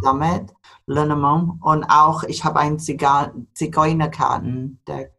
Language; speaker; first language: German; non-native, fluent; English